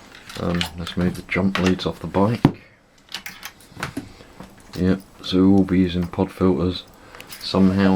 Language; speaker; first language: English; native; English